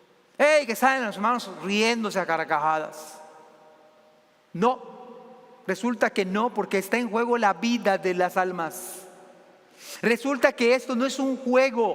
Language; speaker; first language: Spanish; native; Spanish